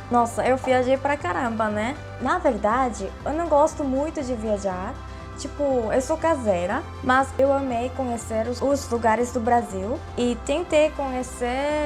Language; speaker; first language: Portuguese; non-native, fluent; Korean